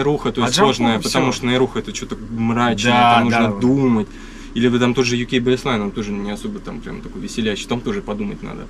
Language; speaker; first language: Russian; native; Russian